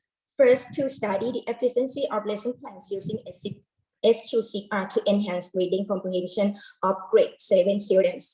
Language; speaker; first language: English; non-native, learner; Thai